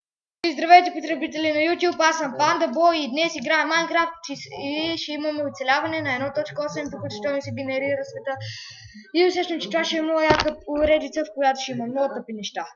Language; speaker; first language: Bulgarian; native; Bulgarian